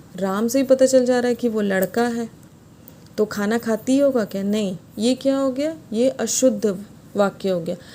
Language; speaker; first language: Hindi; native; Hindi